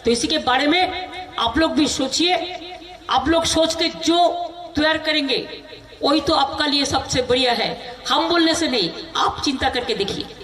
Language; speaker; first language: Hindi; non-native, local second language; Bangla